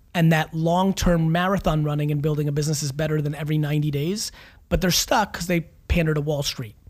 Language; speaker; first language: English; native; English